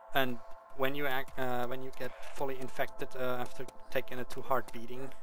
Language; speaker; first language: English; non-native, fluent; Swiss German